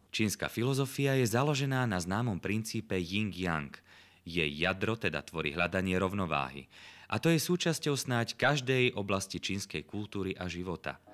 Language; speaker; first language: Slovak; native; Slovak